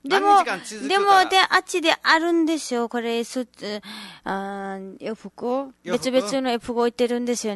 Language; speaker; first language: Japanese; non-native, learner; Nepali